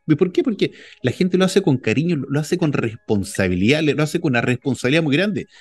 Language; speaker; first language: Spanish; native; Spanish